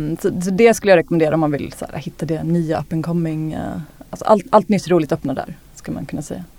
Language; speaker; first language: Swedish; native; Swedish